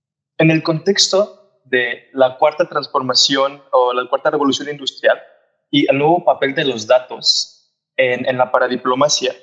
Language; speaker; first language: Spanish; native; Spanish